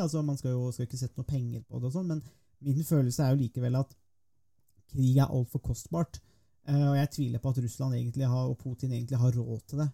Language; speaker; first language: Norwegian; native; Norwegian